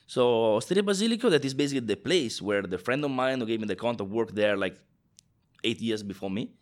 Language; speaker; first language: English; non-native, fluent; Italian